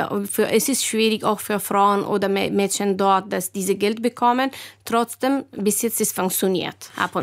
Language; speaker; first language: German; non-native, learner; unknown